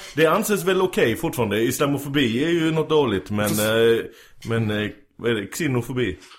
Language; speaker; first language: Swedish; early bilingual, other home language; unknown